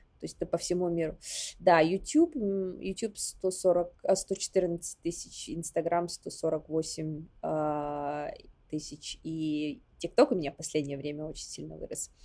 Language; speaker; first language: Russian; non-native, local second language; Yakut